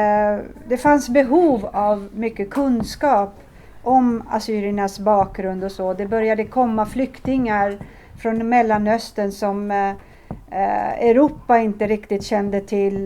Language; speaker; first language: Swedish; early bilingual, other home language; Assyrian Neo-Aramaic